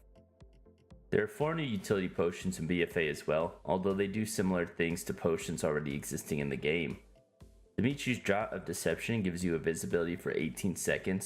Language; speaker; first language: English; native; English